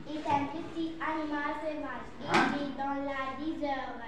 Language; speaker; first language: French; non-native, learner; Arabic